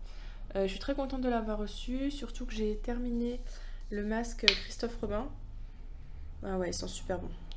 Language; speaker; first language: French; native; French